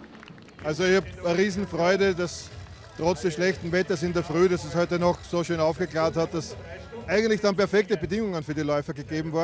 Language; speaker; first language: German; native; German